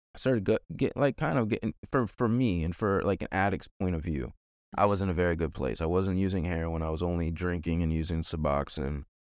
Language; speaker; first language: English; native; English